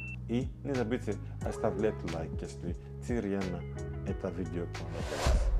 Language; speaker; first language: Russian; non-native, learner; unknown